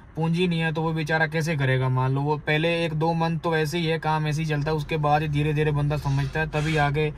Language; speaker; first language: Hindi; native; Hindi